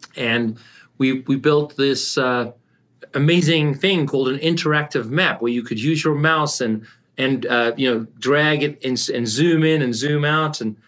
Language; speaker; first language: English; native; English